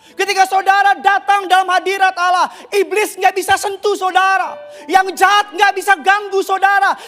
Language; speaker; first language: Indonesian; native; Indonesian